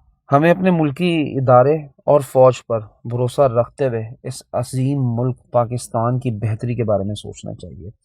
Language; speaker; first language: Urdu; native; Urdu